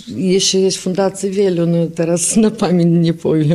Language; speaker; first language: Polish; non-native, learner; Ukrainian